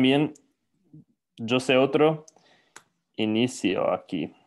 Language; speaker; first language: Spanish; non-native, learner; English